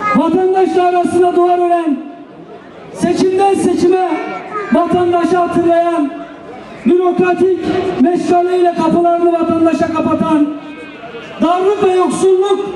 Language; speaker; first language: Turkish; native; Turkish